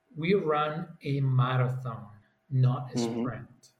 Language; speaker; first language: English; non-native, fluent; Italian